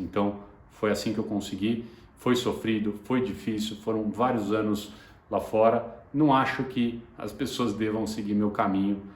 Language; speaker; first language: Portuguese; native; Portuguese